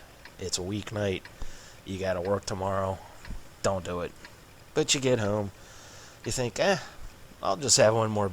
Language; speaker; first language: English; native; English